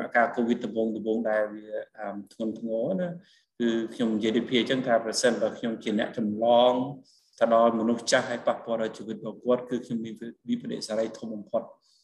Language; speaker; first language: Khmer; native; Khmer